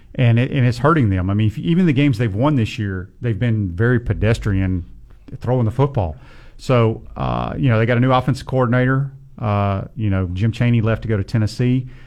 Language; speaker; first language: English; native; English